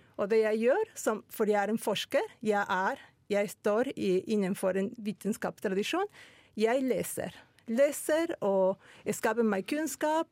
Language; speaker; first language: Norwegian; non-native, fluent; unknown